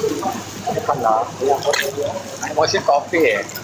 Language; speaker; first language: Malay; non-native, local second language; Hakka Chinese